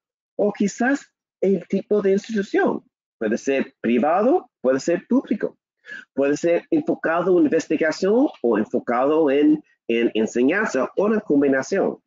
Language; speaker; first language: Spanish; non-native, learner; English